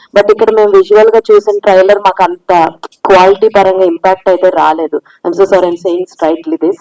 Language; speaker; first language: Telugu; native; Telugu